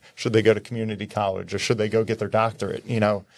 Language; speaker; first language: English; native; English